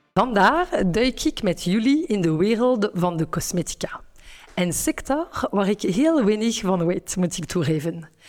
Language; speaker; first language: Dutch; non-native, fluent; French